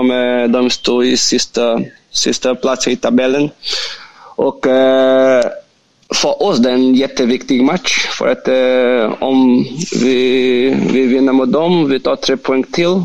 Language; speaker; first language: Swedish; non-native, learner; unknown